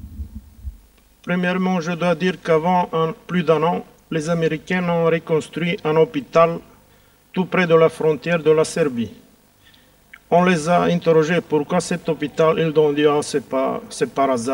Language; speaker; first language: French; non-native, fluent; Bulgarian